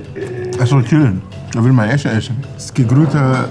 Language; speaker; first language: German; non-native, learner; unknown